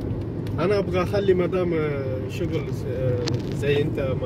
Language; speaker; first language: Arabic; non-native, learner; Indonesian